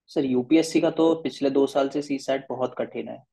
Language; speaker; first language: Hindi; native; Hindi